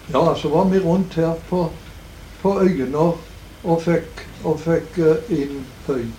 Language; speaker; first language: Norwegian; native; Norwegian